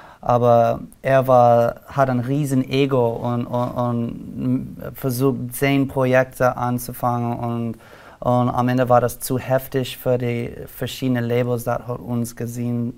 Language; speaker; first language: German; non-native, learner; English